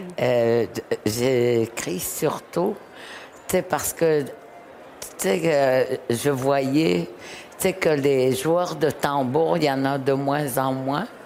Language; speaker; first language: French; non-native, local second language; Innu-aimun